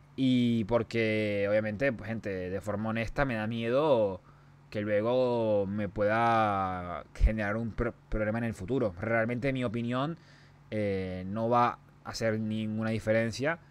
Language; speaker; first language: Spanish; native; Spanish